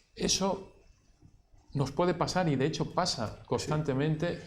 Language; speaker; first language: Spanish; native; Spanish